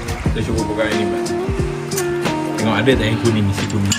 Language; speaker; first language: Malay; native; Malay